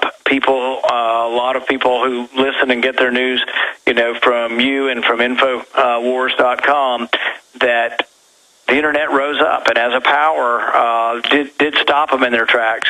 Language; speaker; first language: English; native; English